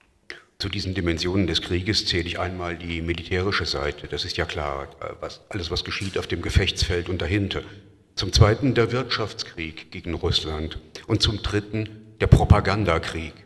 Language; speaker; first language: German; native; German